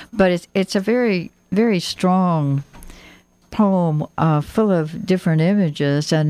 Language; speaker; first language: English; native; English